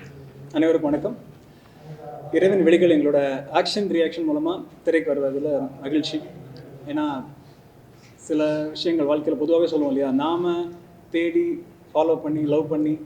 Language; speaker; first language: Tamil; native; Tamil